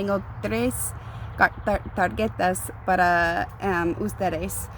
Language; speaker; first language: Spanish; non-native, learner; English